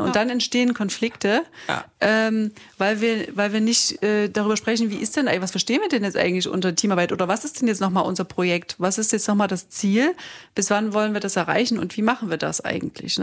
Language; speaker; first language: German; native; German